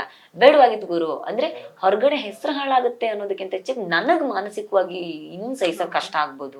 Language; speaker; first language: Kannada; native; Kannada